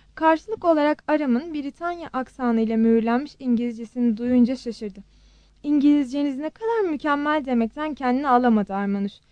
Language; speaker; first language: Turkish; native; Turkish